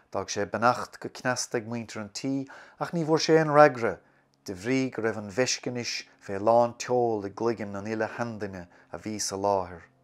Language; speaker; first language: Irish; native; Irish